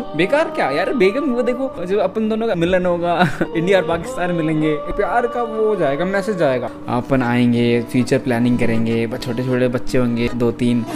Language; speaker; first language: Hindi; native; Hindi